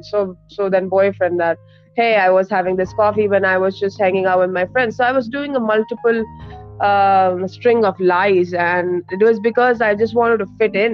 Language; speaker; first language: English; non-native, local second language; Hindi